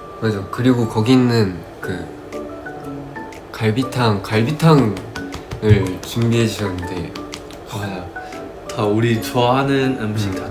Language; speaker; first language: Korean; non-native, fluent; Chinese